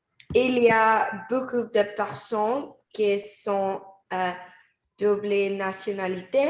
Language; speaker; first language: French; non-native, learner; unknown